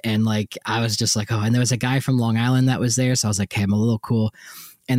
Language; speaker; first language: English; native; English